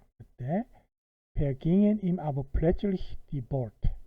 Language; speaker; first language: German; non-native, fluent; Korean